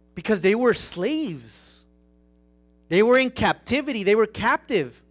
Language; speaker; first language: English; non-native, fluent; Spanish